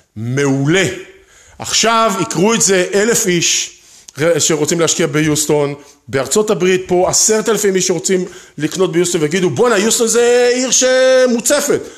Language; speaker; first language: Hebrew; native; Hebrew